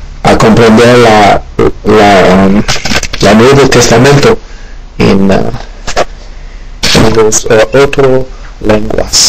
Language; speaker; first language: Spanish; non-native, learner; Haitian Creole